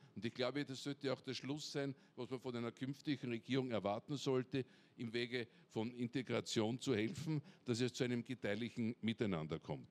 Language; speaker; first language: German; native; German